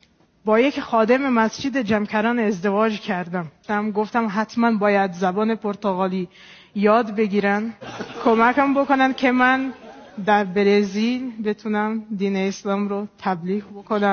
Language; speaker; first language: Persian; non-native, fluent; Portuguese